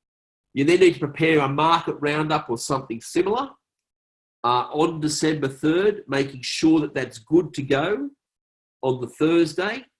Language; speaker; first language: English; native; English